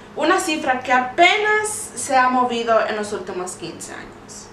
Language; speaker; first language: Spanish; early bilingual, heritage; Spanish